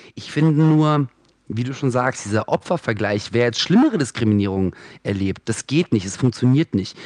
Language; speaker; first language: German; early bilingual, other home language; Russian